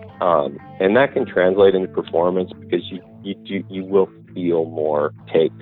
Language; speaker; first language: English; native; English